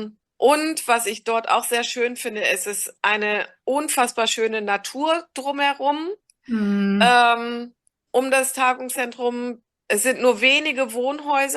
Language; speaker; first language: German; native; German